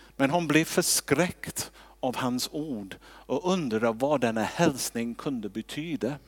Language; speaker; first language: Swedish; non-native, fluent; English